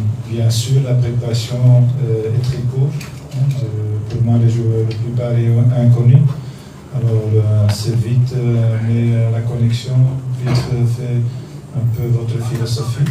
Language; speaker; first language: French; non-native, learner; Dutch